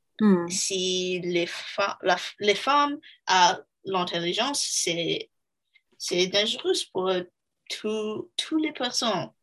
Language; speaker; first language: French; non-native, learner; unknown